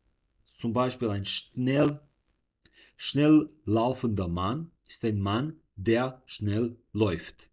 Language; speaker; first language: German; non-native, fluent; Serbian